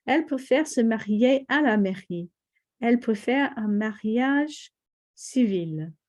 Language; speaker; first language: French; non-native, fluent; English